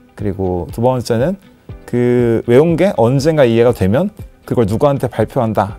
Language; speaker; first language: Korean; native; Korean